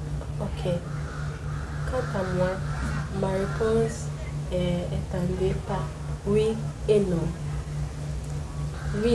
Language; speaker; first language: French; non-native, learner; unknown